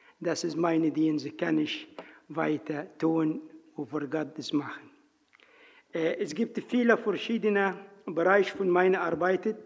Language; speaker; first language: German; non-native, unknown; Arabic